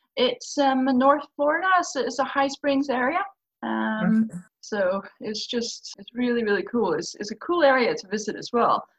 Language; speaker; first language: English; non-native, fluent; Faroese